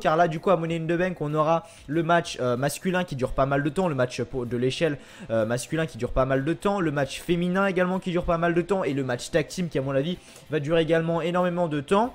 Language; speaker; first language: French; native; French